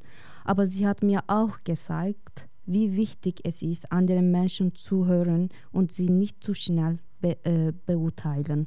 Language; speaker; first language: German; non-native, learner; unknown